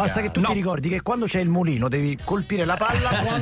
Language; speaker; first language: Italian; native; Italian